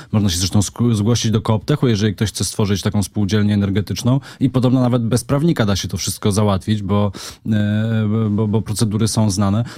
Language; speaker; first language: Polish; native; Polish